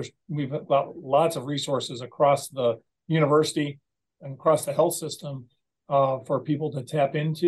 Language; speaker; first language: English; native; English